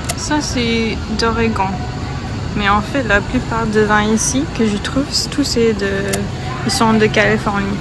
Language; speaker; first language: French; non-native, fluent; English